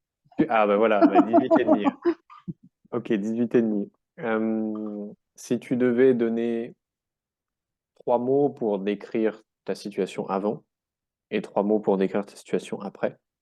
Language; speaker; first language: French; native; French